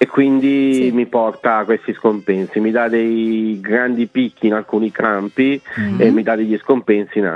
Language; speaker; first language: Italian; native; Italian